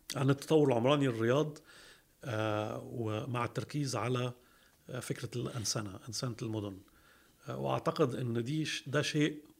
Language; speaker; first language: Arabic; early bilingual, heritage; Arabic